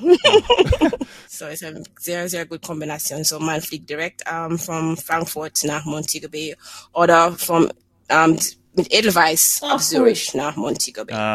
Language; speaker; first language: German; non-native, fluent; English